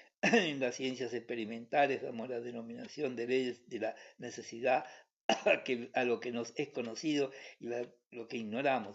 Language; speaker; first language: Spanish; native; Spanish